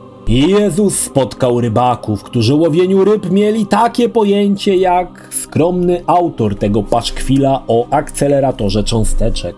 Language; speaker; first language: Polish; native; Polish